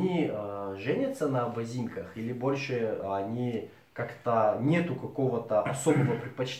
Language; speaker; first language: Russian; native; Russian